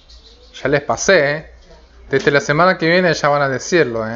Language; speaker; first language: Spanish; non-native, fluent; Korean